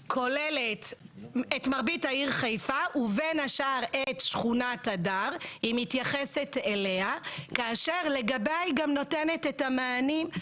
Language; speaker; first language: Hebrew; native; Hebrew